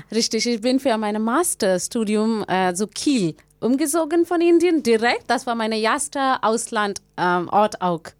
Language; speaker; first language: German; non-native, fluent; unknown